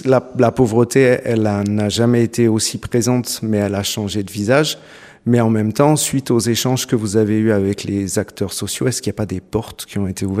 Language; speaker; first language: French; native; French